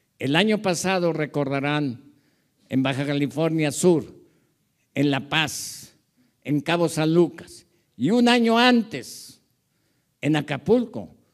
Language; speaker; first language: Spanish; early bilingual, other home language; Japanese